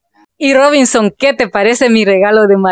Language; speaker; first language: Spanish; native; Spanish